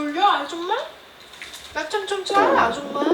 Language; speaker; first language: Korean; non-native, learner; Arabic